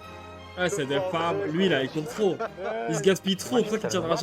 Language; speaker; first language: French; native; French